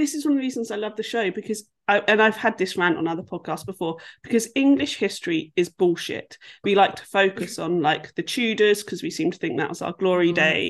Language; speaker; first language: English; native; English